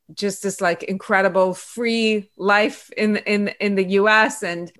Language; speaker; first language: English; early bilingual, other home language; Persian